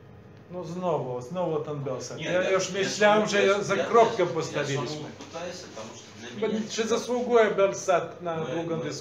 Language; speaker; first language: Polish; non-native, fluent; Belarusian